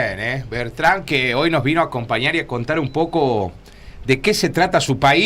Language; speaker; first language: Spanish; native; Spanish